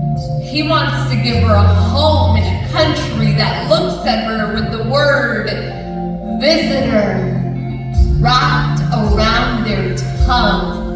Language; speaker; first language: English; early bilingual, other home language; Punjabi